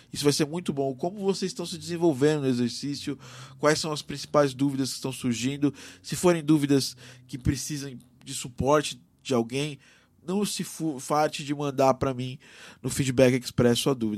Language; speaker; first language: Portuguese; native; Portuguese